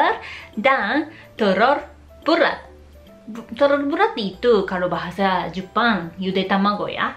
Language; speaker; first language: Indonesian; non-native, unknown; Japanese